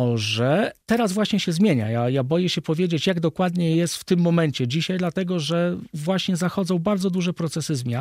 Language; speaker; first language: Polish; native; Polish